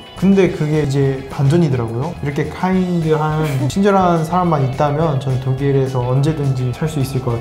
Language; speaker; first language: Korean; native; Korean